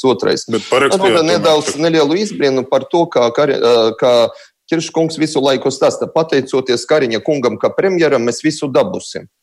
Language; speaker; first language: Latvian; non-native, local second language; Russian